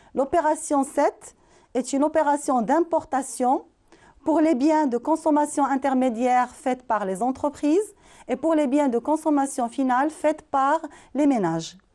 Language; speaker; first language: French; non-native, local second language; Arabic